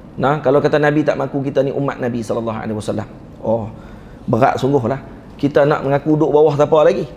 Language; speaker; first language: Malay; native; Malay